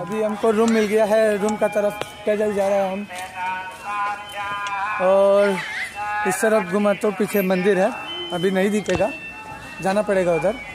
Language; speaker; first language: Hindi; non-native, local second language; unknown